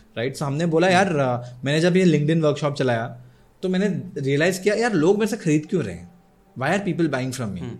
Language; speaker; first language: Hindi; non-native, local second language; Odia